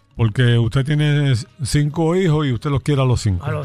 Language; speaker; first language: Spanish; native; Spanish